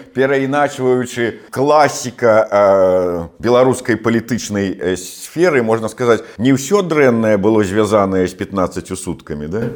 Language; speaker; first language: Belarusian; non-native, local second language; Russian